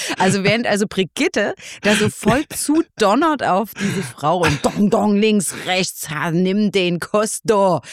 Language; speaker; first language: German; native; German